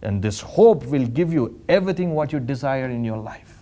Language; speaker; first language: English; non-native, local second language; Telugu